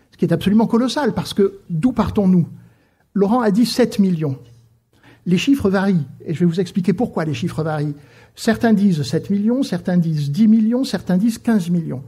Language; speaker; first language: French; native; French